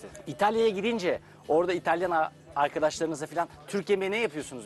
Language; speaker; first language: Turkish; native; Turkish